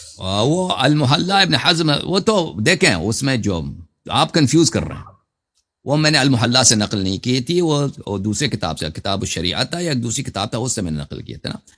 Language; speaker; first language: Urdu; non-native, fluent; Persian